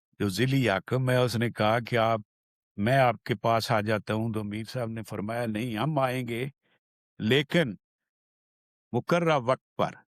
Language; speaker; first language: Urdu; non-native, local second language; Punjabi